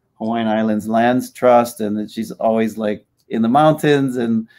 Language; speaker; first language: English; native; English